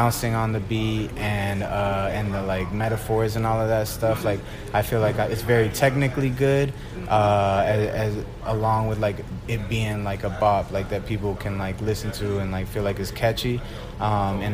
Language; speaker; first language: English; early bilingual, other home language; Spanish